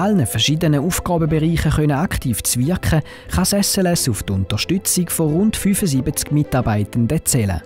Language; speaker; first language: German; native; German